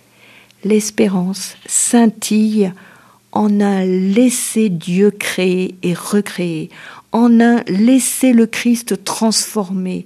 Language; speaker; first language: French; native; French